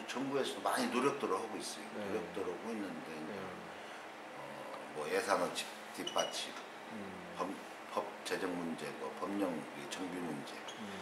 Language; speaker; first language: Korean; native; Korean